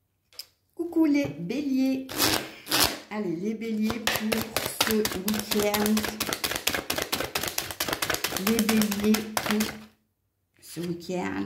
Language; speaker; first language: French; native; French